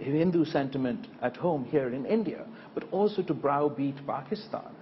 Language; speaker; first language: English; non-native, local second language; Urdu